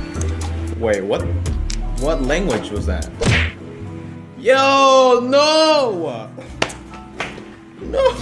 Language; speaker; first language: English; non-native, fluent; Indonesian